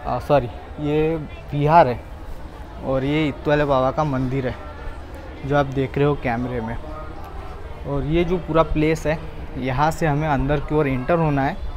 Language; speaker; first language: Hindi; non-native, local second language; Marathi